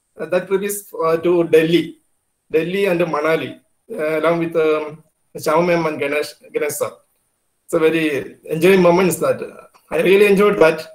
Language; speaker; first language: English; non-native, local second language; Malayalam